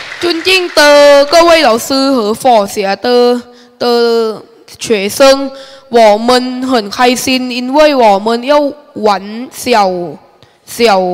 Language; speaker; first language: Chinese; non-native, learner; Thai